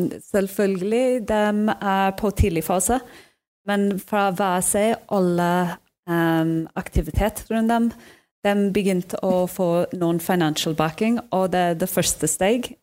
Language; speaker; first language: Norwegian; non-native, fluent; English